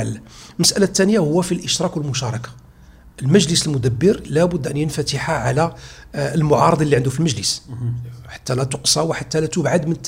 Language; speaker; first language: Arabic; native; Arabic